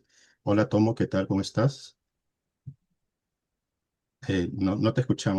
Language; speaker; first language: Spanish; native; Spanish